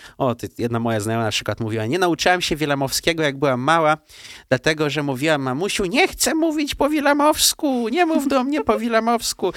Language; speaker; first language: Polish; early bilingual, heritage; Russian